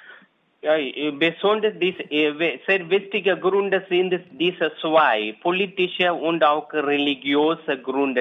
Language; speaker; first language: German; non-native, learner; Tamil